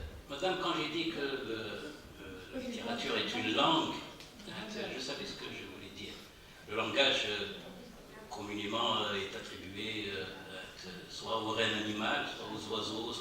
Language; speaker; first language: French; non-native, local second language; Arabic